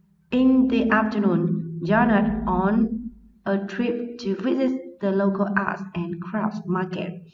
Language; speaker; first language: English; non-native, fluent; Vietnamese